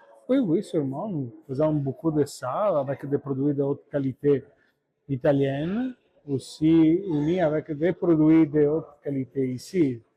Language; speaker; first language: French; non-native, learner; Italian